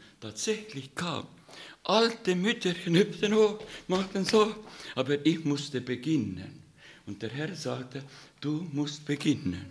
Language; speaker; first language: German; non-native, fluent; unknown